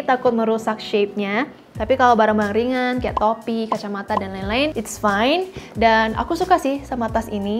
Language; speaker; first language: Indonesian; native; Indonesian